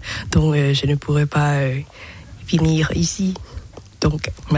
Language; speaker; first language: French; non-native, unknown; Thai